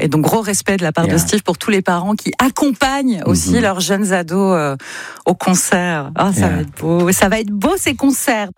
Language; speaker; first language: French; native; French